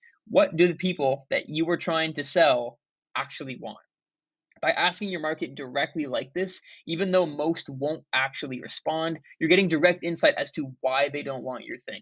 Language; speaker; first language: English; native; English